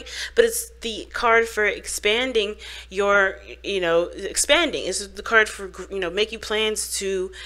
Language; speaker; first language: English; native; English